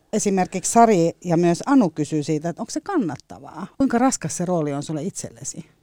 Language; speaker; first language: Finnish; native; Finnish